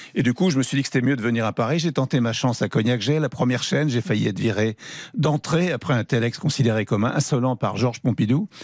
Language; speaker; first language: French; native; French